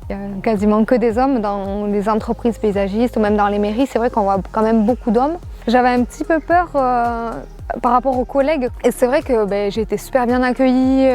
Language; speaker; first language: French; native; French